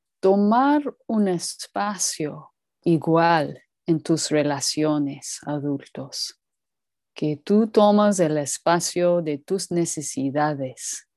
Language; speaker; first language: Spanish; non-native, learner; English